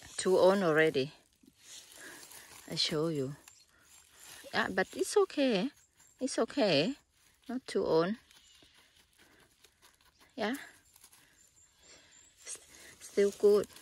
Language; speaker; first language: English; non-native, learner; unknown